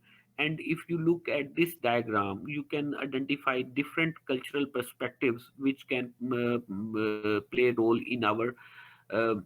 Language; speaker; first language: English; non-native, local second language; Urdu